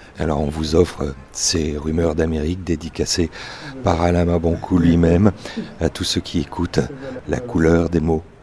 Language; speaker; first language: French; native; French